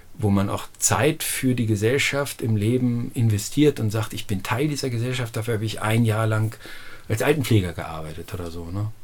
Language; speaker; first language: German; native; German